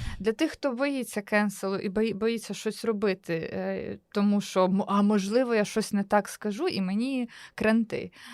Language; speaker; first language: Ukrainian; native; Ukrainian